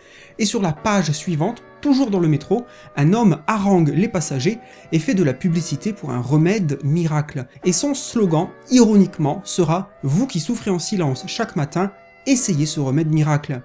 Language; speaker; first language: French; native; French